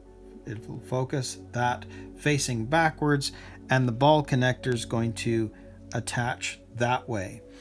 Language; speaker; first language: English; native; English